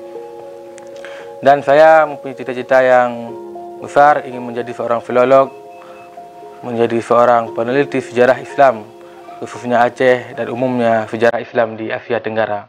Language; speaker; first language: Indonesian; non-native, local second language; Achinese